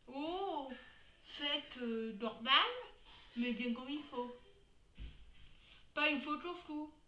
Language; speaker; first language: French; native; French